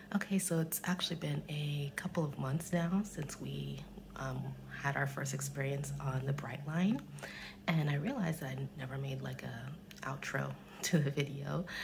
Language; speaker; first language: English; native; English